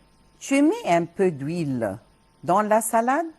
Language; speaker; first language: French; non-native, fluent; Arabic